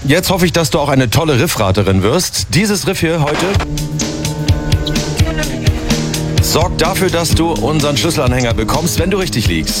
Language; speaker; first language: German; native; German